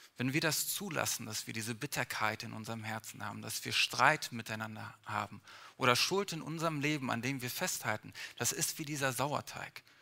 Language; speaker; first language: German; early bilingual, other home language; English